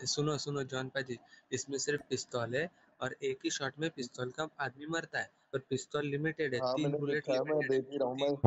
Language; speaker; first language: Hindi; non-native, local second language; Gujarati